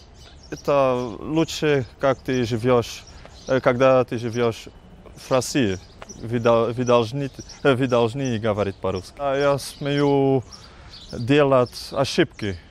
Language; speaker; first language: Russian; non-native, learner; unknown